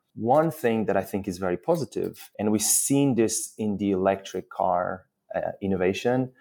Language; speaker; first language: English; non-native, fluent; Portuguese